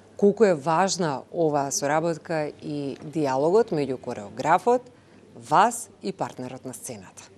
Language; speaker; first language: Macedonian; native; Macedonian